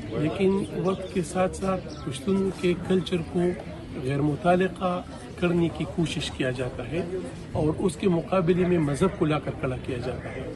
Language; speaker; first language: Urdu; non-native, local second language; Pashto